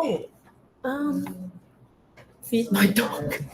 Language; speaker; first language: English; non-native, learner; Chinese